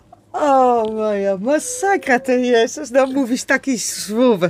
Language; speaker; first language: Polish; non-native, learner; Dutch